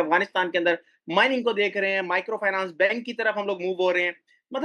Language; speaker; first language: Hindi; native; Hindi